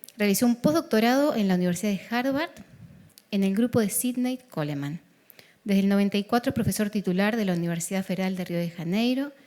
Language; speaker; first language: Spanish; native; Spanish